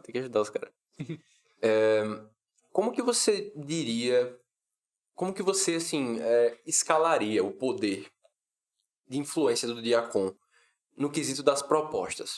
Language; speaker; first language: Portuguese; native; Portuguese